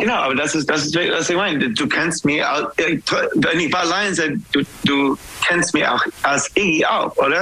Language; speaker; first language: German; non-native, fluent; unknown